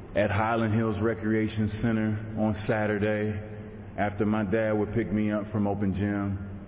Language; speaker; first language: English; native; English